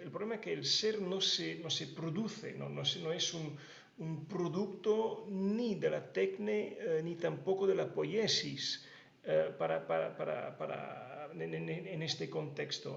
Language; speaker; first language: Spanish; non-native, fluent; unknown